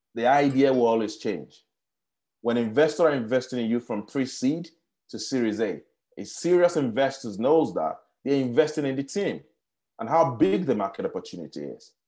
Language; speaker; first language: English; non-native, local second language; Yoruba